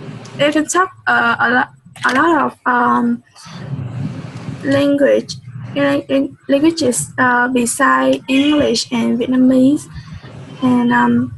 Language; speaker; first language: English; non-native, learner; Vietnamese